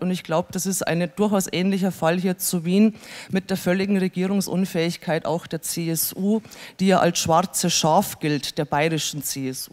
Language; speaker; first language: German; native; German